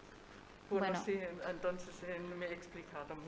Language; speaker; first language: Spanish; non-native, fluent; German